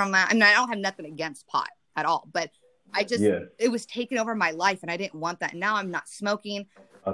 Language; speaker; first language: English; native; English